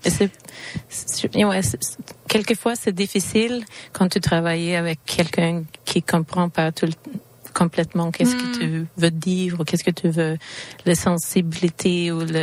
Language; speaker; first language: French; non-native, learner; Swedish